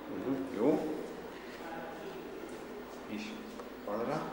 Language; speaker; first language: Hungarian; non-native, learner; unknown